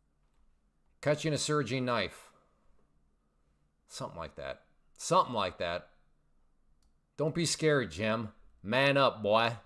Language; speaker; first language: English; native; English